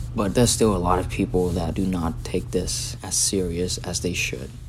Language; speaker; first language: English; non-native, fluent; Vietnamese